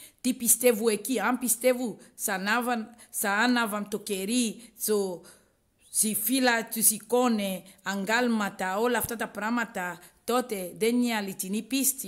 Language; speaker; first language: Greek; non-native, learner; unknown